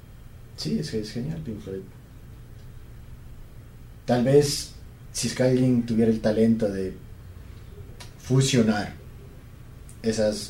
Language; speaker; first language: Spanish; native; Spanish